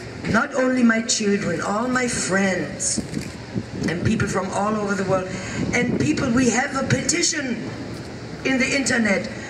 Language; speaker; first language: English; non-native, fluent; German